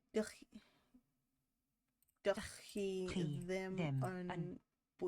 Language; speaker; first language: Welsh; non-native, learner; English